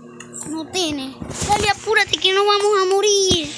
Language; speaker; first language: Spanish; native; Spanish